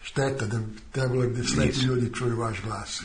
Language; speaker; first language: Serbian; native; Serbian